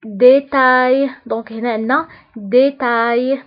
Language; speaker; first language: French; non-native, local second language; Arabic